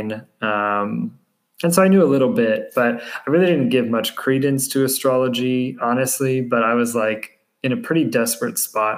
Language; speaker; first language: English; native; English